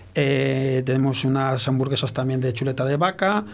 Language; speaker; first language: Spanish; early bilingual, heritage; French